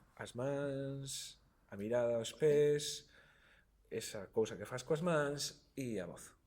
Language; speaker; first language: Galician; native; Galician